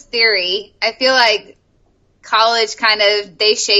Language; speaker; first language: English; native; English